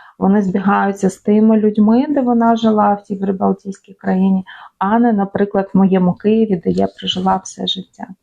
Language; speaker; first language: Ukrainian; native; Ukrainian